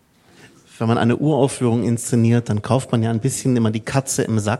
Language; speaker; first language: German; native; German